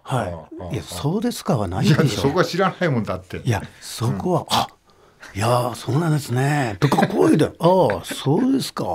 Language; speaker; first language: Japanese; native; Japanese